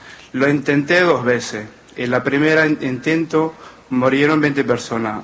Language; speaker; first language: Spanish; non-native, fluent; Arabic